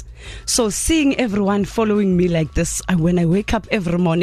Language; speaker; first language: English; non-native, local second language; Zulu